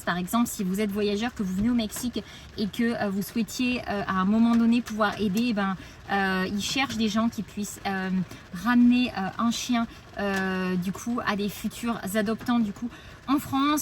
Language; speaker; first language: French; native; French